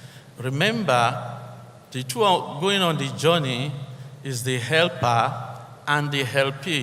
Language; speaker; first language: English; non-native, local second language; Yoruba